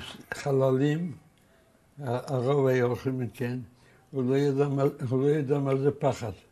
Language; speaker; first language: Hebrew; non-native, fluent; Yiddish